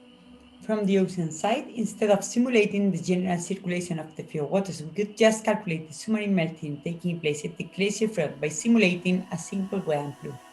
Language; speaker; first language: English; non-native, fluent; Spanish